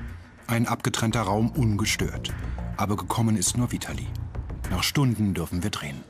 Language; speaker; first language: German; native; German